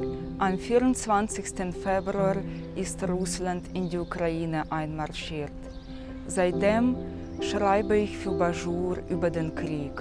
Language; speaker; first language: German; non-native, fluent; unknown